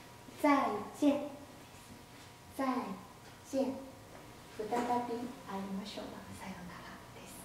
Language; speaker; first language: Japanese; non-native, fluent; Chinese